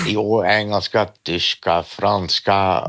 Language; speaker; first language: Swedish; non-native, fluent; Dutch